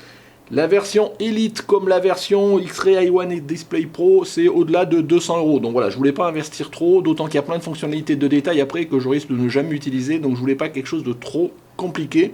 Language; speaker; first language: French; native; French